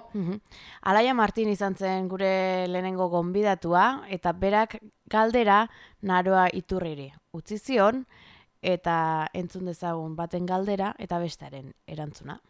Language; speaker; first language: Basque; native; Basque